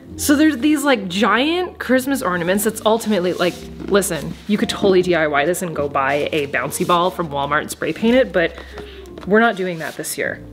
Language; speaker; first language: English; native; English